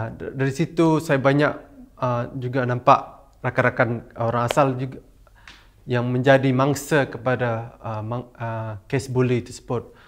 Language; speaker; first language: Malay; non-native, local second language; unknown